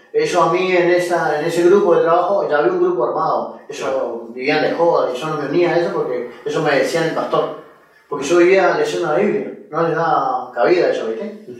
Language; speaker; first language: Spanish; native; Spanish